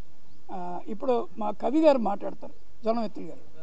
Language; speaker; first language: Telugu; native; Telugu